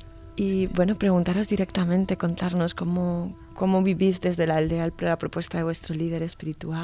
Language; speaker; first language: Spanish; native; Spanish